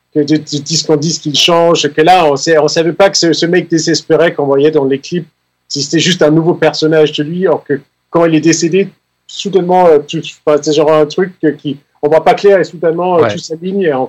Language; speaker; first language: French; non-native, fluent; Danish